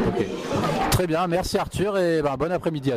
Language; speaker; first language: French; native; French